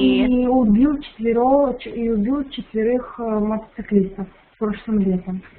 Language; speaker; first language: Russian; native; Russian